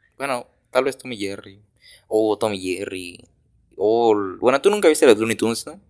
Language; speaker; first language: Spanish; native; Spanish